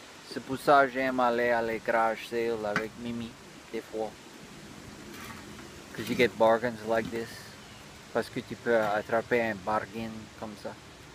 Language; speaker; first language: French; early bilingual, heritage; French